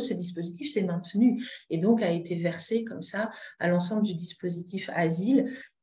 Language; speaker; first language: French; native; French